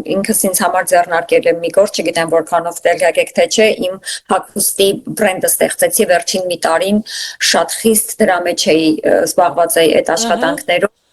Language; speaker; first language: Armenian; native; Armenian